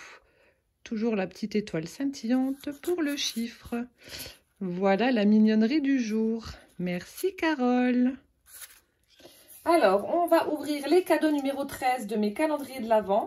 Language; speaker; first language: French; native; French